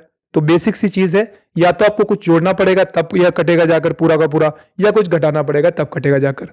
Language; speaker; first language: Hindi; native; Hindi